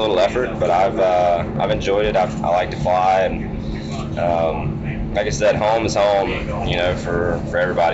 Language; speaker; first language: English; native; English